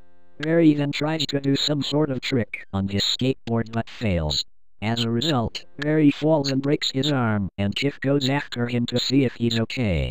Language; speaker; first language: English; native; English